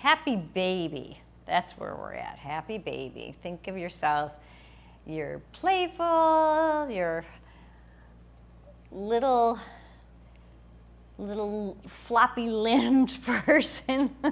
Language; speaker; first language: English; native; English